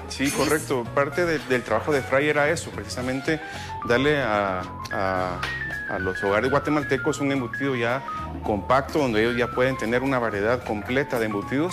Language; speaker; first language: Spanish; native; Spanish